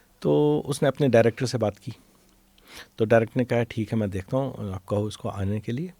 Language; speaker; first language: Urdu; non-native, local second language; Kashmiri